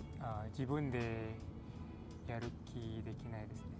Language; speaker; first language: Japanese; non-native, learner; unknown